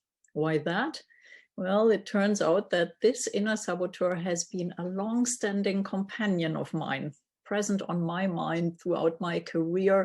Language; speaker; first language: English; non-native, fluent; German